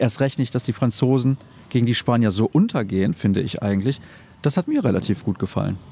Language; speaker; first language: German; native; German